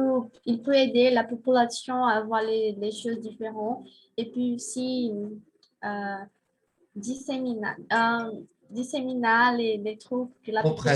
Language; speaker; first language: French; non-native, learner; Portuguese